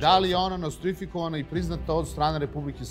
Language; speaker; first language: Serbian; native; Serbian